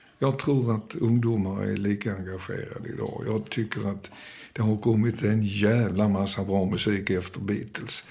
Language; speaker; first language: Swedish; early bilingual, other home language; Danish